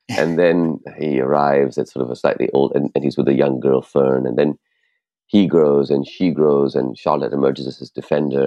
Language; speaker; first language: English; non-native, local second language; Urdu